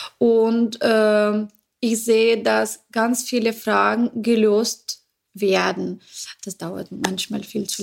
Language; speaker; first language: German; non-native, fluent; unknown